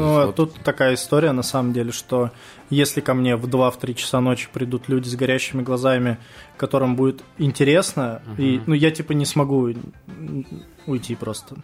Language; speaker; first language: Russian; native; Russian